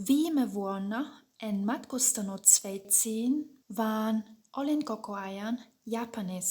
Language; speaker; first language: Finnish; non-native, fluent; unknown